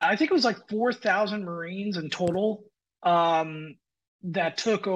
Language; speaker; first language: English; native; English